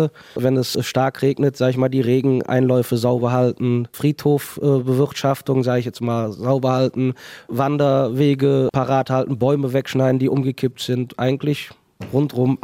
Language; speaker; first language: German; native; German